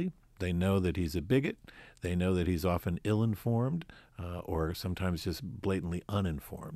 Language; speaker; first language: English; native; English